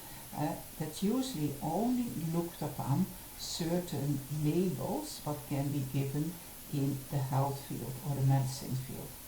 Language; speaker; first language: English; non-native, fluent; Dutch